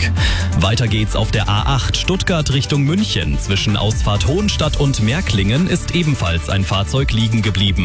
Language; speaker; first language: German; native; German